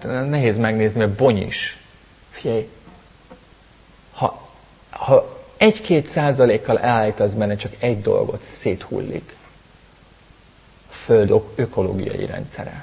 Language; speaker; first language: Hungarian; native; Hungarian